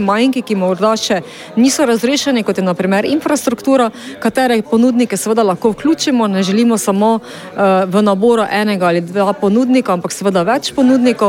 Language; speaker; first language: Slovenian; native; Slovenian